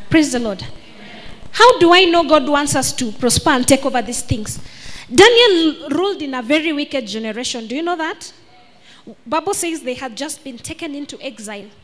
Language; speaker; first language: English; non-native, local second language; Swahili